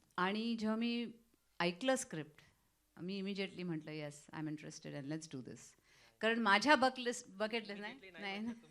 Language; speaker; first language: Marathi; native; Marathi